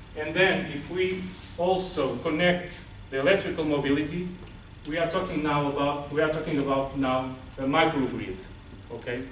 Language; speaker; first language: English; non-native, fluent; Portuguese